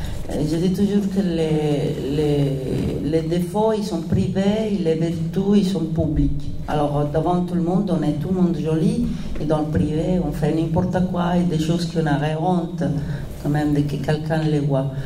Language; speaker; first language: French; non-native, fluent; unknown